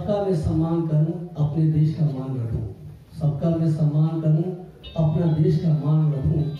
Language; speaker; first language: Hindi; non-native, local second language; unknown